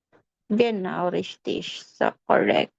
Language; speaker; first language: German; non-native, fluent; Filipino